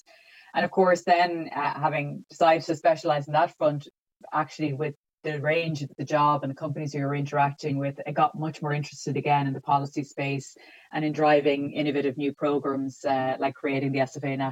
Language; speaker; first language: English; native; English